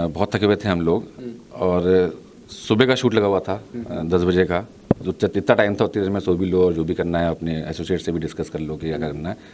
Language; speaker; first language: Hindi; native; Hindi